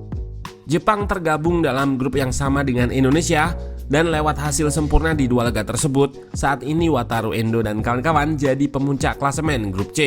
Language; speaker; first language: Indonesian; native; Indonesian